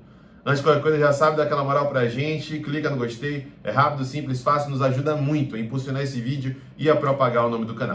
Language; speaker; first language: Portuguese; native; Portuguese